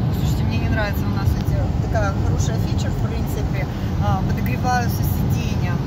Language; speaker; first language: Russian; native; Russian